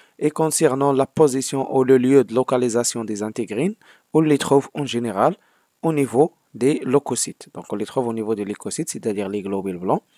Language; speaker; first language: French; non-native, local second language; Arabic